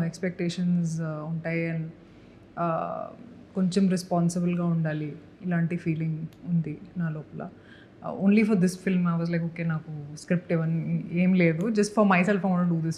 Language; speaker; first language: Telugu; non-native, fluent; Punjabi